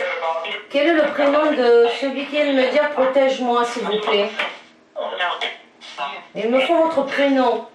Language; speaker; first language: French; native; French